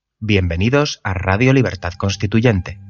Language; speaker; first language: Spanish; native; Spanish